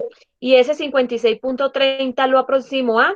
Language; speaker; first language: Spanish; native; Spanish